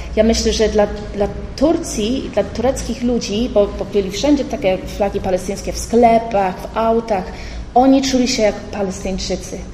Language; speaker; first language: Polish; early bilingual, heritage; Polish